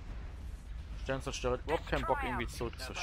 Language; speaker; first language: German; native; German